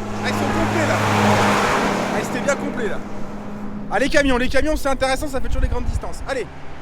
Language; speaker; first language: French; native; French